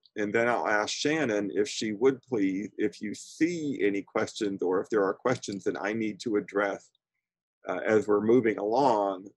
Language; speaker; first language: English; native; English